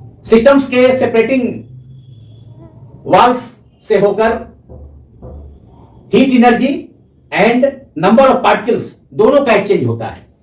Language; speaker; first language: Hindi; native; Hindi